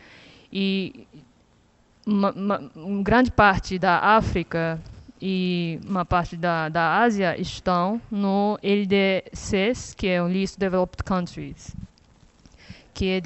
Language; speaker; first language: Portuguese; non-native, fluent; Japanese